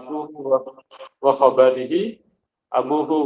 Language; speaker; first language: Arabic; non-native, learner; Indonesian